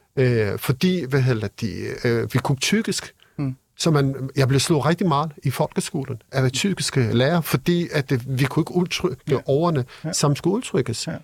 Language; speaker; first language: Danish; non-native, fluent; Kurdish